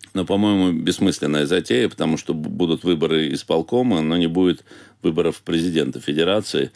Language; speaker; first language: Russian; native; Russian